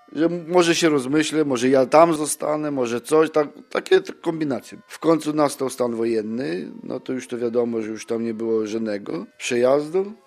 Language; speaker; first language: Polish; native; Polish